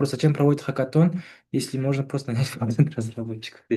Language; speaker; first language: Russian; non-native, local second language; Uzbek